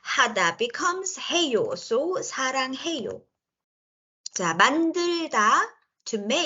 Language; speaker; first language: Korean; native; Korean